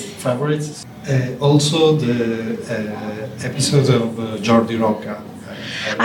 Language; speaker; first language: English; non-native, learner; Italian